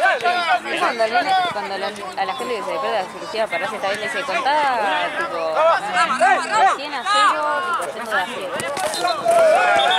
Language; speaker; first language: Spanish; native; Spanish